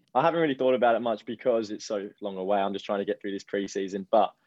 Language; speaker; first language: English; native; English